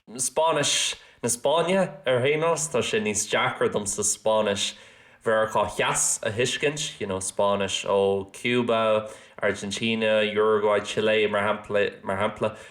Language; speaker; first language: Irish; non-native, local second language; English